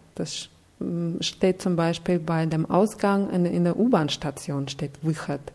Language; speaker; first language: German; non-native, fluent; Russian